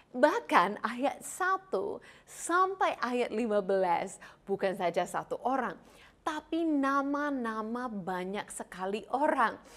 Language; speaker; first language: Indonesian; non-native, fluent; English